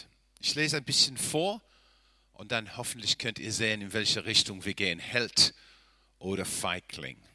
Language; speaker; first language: German; non-native, fluent; English